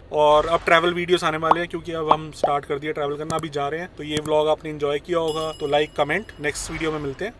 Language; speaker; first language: Hindi; native; Hindi